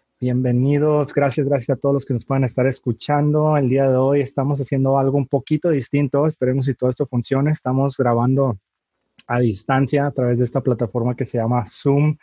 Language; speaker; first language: Spanish; native; Spanish